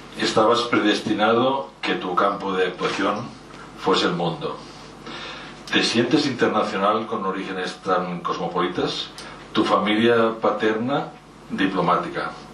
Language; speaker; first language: Spanish; non-native, local second language; Catalan